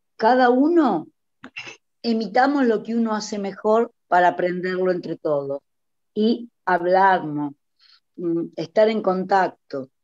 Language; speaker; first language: Spanish; non-native, fluent; Italian